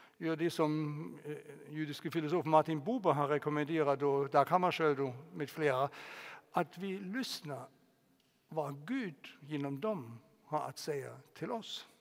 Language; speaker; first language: Swedish; non-native, fluent; German